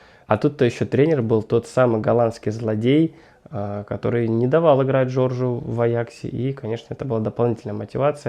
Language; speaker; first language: Russian; native; Russian